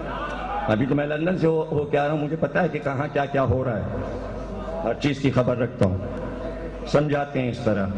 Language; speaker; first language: Urdu; native; Urdu